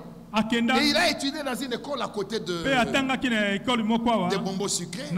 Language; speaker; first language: French; non-native, local second language; Lingala